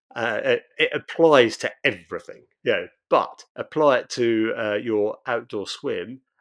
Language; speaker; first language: English; native; English